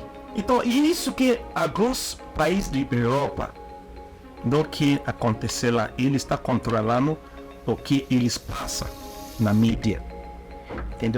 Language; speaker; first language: Portuguese; non-native, learner; Igbo